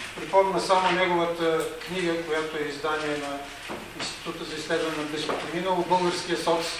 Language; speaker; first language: Bulgarian; native; Bulgarian